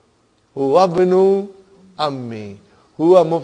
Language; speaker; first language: Arabic; non-native, fluent; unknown